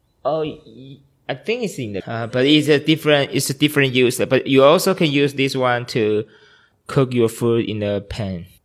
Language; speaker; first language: English; non-native, learner; Chinese